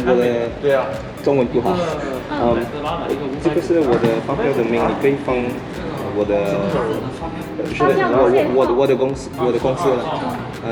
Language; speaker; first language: Chinese; non-native, learner; Malay